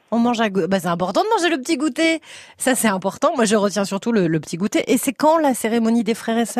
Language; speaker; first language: French; native; French